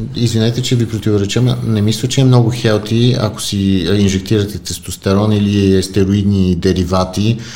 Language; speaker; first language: Bulgarian; native; Bulgarian